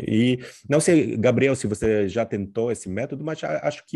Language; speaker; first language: Portuguese; non-native, fluent; Polish